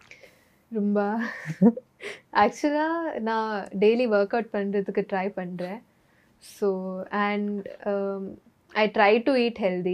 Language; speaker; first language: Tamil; non-native, learner; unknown